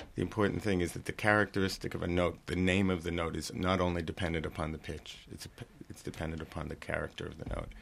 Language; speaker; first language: English; native; English